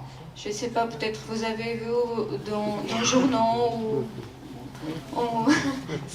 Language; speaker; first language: French; non-native, learner; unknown